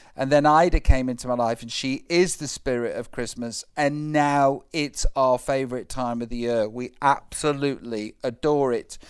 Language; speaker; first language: English; native; English